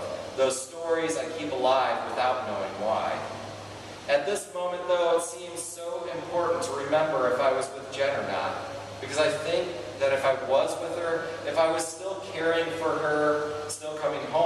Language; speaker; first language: English; native; English